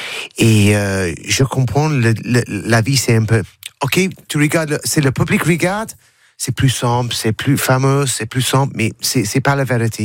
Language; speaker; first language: French; non-native, learner; English